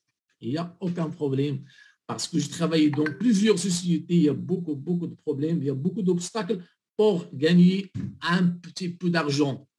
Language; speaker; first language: French; non-native, learner; Arabic